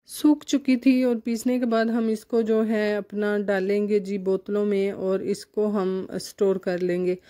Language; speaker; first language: Urdu; non-native, local second language; Punjabi